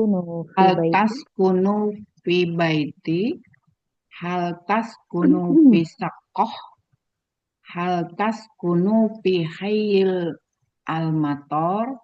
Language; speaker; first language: Arabic; non-native, learner; Indonesian